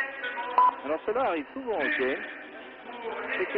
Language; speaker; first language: French; native; French